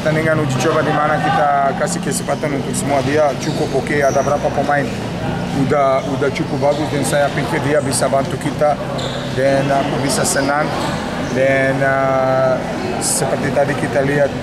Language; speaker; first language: Indonesian; non-native, learner; Serbian